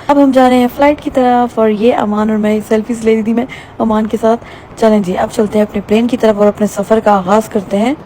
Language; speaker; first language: Urdu; native; Urdu